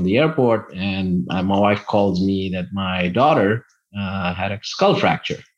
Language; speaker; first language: English; non-native, local second language; Gujarati